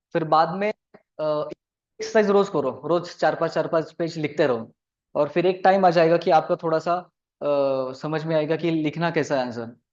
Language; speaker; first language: Hindi; non-native, local second language; Marathi